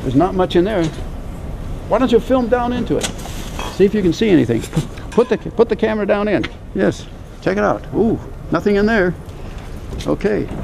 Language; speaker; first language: English; non-native, fluent; Danish